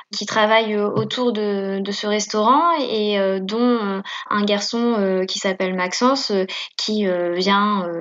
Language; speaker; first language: French; native; French